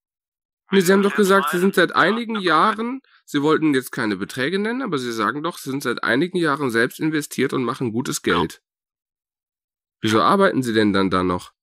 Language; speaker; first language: German; native; German